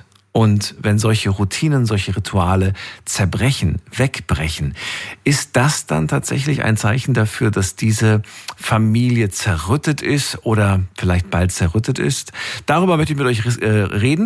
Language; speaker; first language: German; native; German